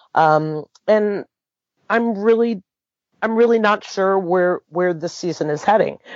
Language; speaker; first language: English; early bilingual, other home language; German